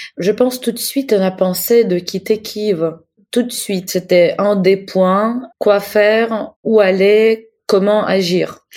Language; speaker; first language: French; non-native, fluent; Ukrainian